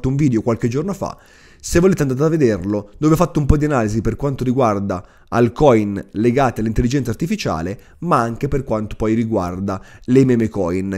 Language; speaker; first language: Italian; native; Italian